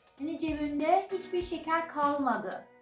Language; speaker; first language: Turkish; non-native, learner; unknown